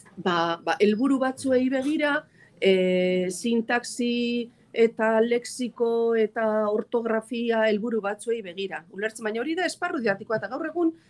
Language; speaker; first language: Basque; native; Basque